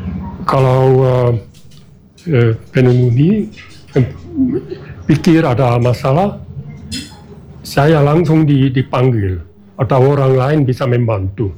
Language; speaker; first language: Indonesian; non-native, fluent; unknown